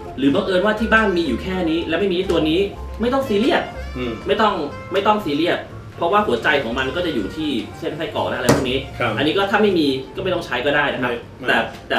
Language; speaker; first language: Thai; native; Thai